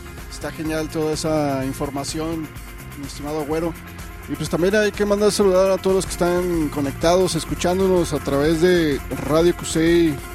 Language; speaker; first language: Spanish; native; Spanish